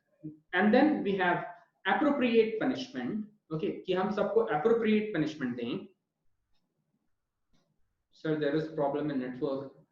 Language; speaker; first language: English; non-native, local second language; Hindi